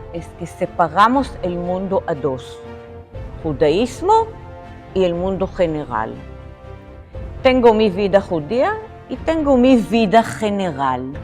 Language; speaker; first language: Spanish; non-native, fluent; Hebrew